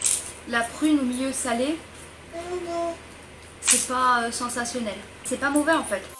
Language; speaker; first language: French; native; French